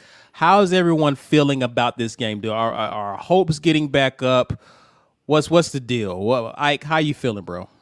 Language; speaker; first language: English; native; English